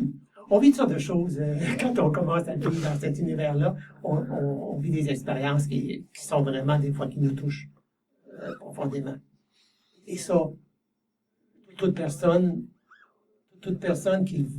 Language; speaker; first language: French; native; French